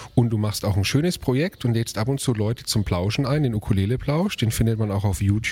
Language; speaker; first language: German; native; German